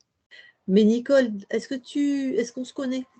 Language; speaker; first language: French; native; French